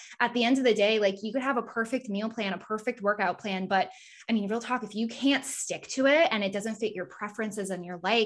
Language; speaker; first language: English; native; English